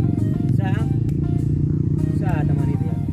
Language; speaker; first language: Arabic; native; Arabic